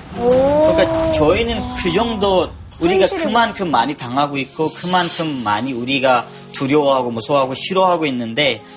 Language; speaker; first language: Korean; non-native, fluent; Urdu